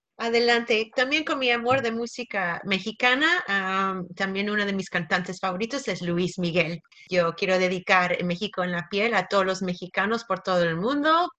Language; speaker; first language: Spanish; early bilingual, heritage; Spanish